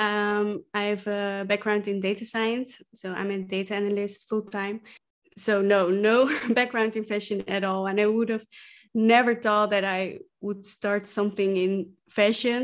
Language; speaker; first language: English; non-native, fluent; Dutch